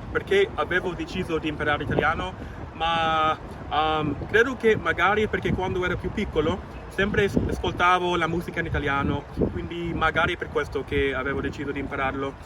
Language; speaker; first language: Italian; non-native, fluent; English